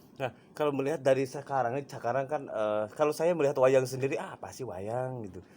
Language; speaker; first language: Indonesian; native; Indonesian